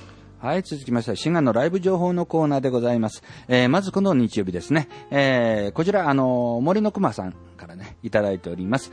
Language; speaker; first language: Japanese; native; Japanese